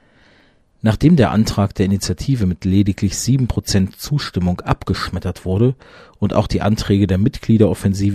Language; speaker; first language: German; native; German